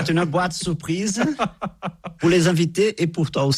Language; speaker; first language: French; non-native, fluent; Portuguese